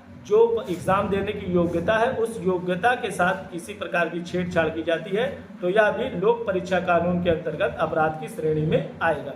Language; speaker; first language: Hindi; native; Hindi